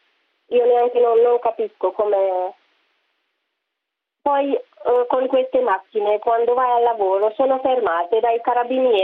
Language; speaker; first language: Italian; non-native, fluent; Romanian